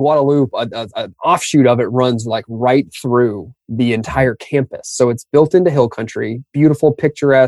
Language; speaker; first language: English; native; English